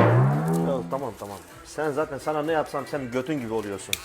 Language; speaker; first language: Turkish; native; Turkish